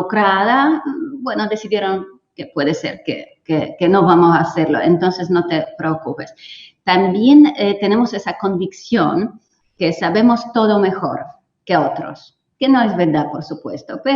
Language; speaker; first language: Spanish; non-native, fluent; Polish